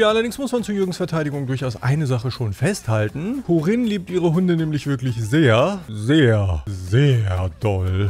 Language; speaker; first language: German; native; German